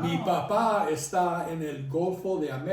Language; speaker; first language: Spanish; non-native, fluent; English